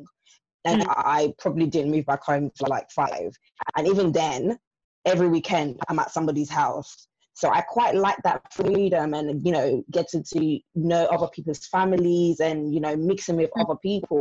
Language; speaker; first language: English; non-native, local second language; Yoruba